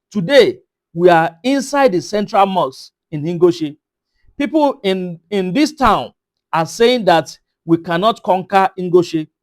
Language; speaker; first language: English; non-native, local second language; Yoruba